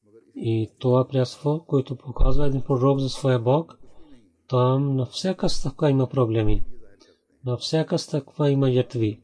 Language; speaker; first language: Bulgarian; non-native, learner; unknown